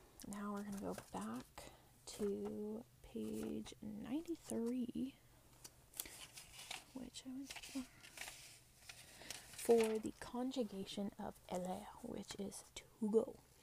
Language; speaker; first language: English; native; English